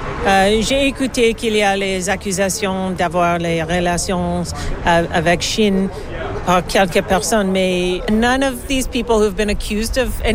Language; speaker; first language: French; non-native, learner; English